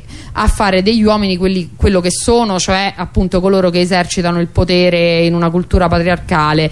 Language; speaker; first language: Italian; native; Italian